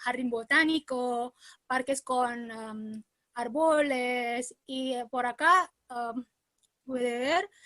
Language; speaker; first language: Spanish; non-native, learner; Indonesian